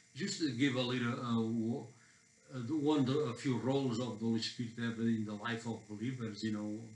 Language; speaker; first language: English; non-native, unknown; Portuguese